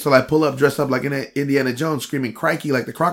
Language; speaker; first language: English; early bilingual, other home language; Spanish